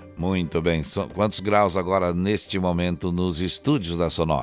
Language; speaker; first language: Portuguese; native; Portuguese